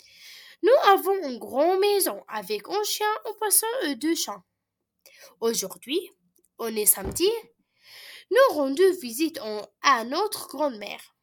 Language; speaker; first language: French; non-native, learner; Arabic